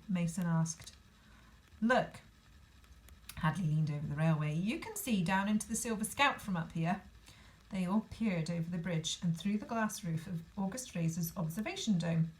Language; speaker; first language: English; native; English